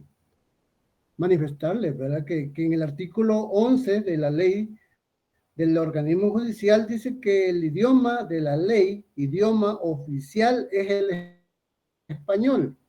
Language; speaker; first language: Spanish; native; Spanish